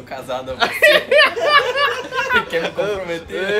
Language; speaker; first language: Portuguese; native; Portuguese